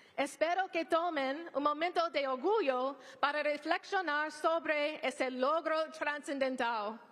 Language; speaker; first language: Spanish; non-native, learner; English